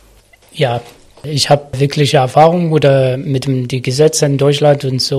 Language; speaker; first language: German; non-native, learner; Arabic